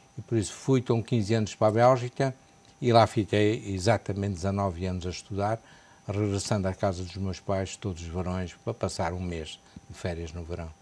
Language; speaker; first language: Portuguese; native; Portuguese